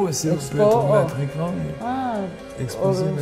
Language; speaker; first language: French; non-native, fluent; Russian